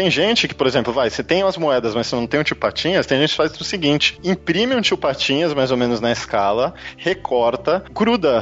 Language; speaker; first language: Portuguese; native; Portuguese